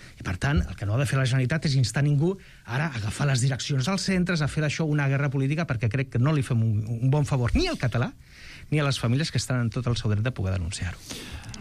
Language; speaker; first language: Catalan; non-native, local second language; Spanish